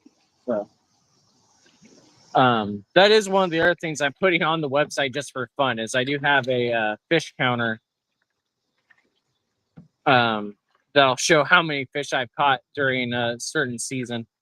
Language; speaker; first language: English; native; English